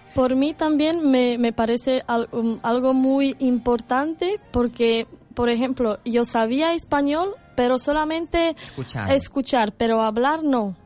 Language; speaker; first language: Spanish; non-native, learner; Romanian